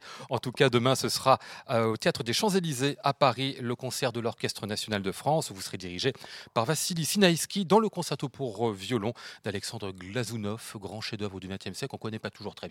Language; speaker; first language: French; native; French